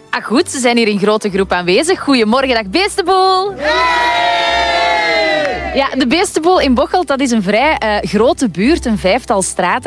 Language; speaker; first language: Dutch; native; Dutch